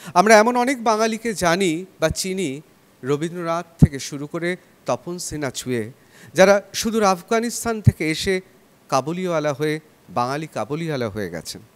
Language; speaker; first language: Bangla; native; Bangla